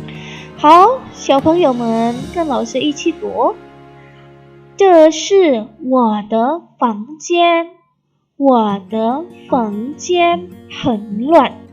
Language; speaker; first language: Chinese; non-native, fluent; Indonesian